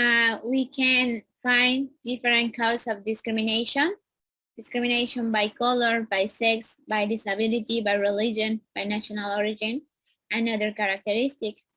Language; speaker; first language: English; non-native, learner; Spanish